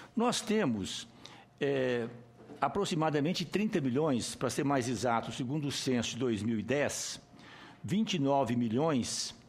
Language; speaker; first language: Portuguese; native; Portuguese